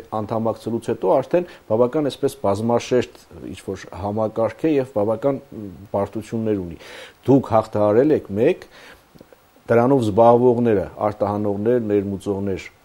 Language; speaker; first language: Armenian; native; Armenian